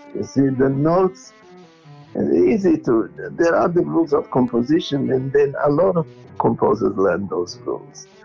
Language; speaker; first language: English; non-native, fluent; Portuguese